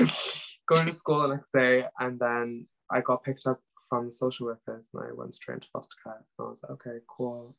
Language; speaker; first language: English; non-native, local second language; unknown